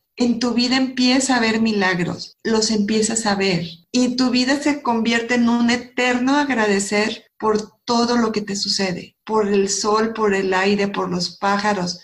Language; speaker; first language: Spanish; native; Spanish